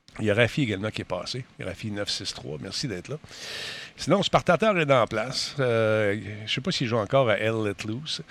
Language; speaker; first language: French; native; French